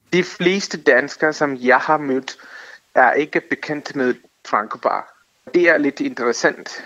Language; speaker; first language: Danish; non-native, fluent; Tamil